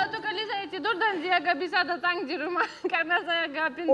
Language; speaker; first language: Indonesian; non-native, learner; Russian